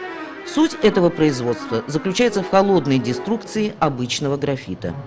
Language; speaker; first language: Russian; native; Russian